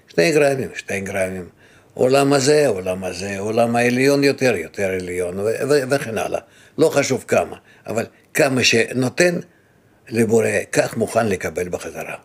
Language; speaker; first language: Hebrew; non-native, fluent; Russian